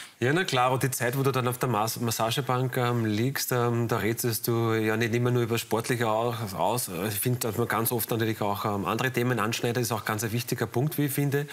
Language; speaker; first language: German; native; German